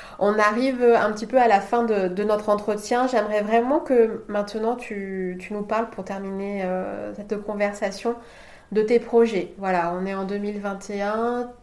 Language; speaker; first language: French; native; French